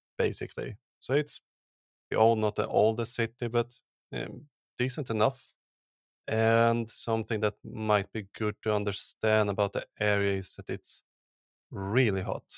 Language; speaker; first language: English; non-native, fluent; Swedish